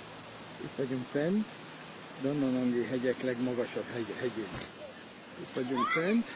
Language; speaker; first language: Hungarian; early bilingual, heritage; Hungarian